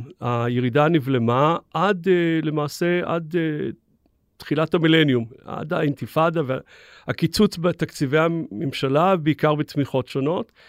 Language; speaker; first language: Hebrew; native; Hebrew